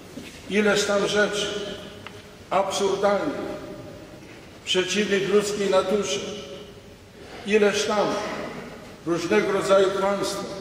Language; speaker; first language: Polish; native; Polish